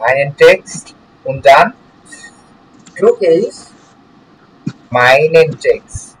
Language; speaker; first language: German; non-native, learner; Bangla